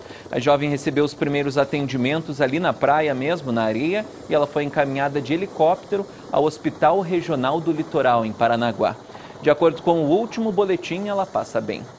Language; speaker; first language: Portuguese; native; Portuguese